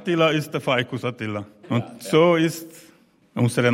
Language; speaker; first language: German; non-native, learner; Hungarian